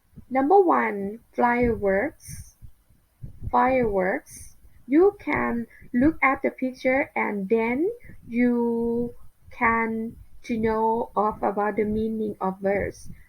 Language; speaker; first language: English; non-native, learner; Thai